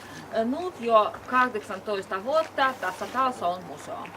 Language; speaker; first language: Finnish; non-native, learner; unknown